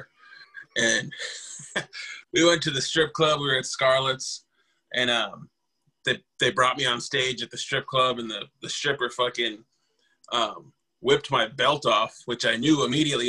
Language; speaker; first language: English; native; English